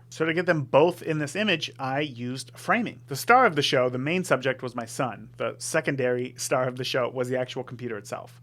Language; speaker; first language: English; native; English